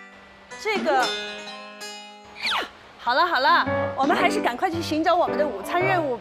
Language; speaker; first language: Chinese; native; Chinese